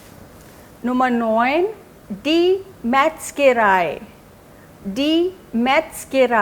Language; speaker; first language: German; non-native, fluent; Hindi